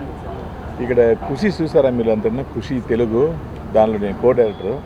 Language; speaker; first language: Telugu; non-native, learner; Tamil